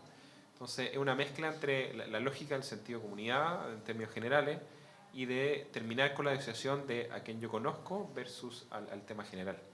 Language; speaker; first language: Spanish; native; Spanish